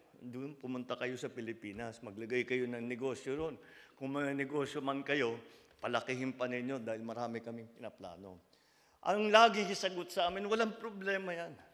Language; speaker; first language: Filipino; native; Filipino